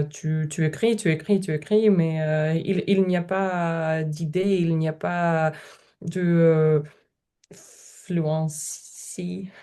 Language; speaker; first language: French; non-native, learner; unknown